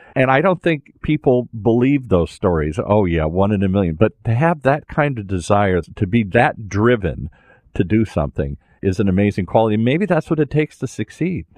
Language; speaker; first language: English; native; English